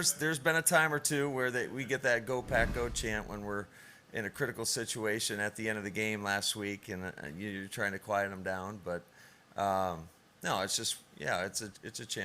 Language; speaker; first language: English; native; English